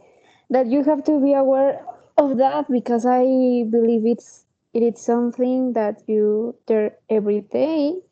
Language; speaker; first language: English; non-native, learner; Spanish